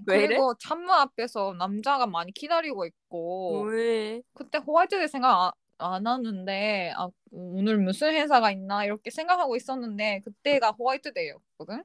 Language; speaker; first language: Korean; non-native, fluent; Japanese